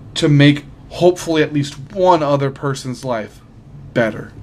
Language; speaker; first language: English; native; English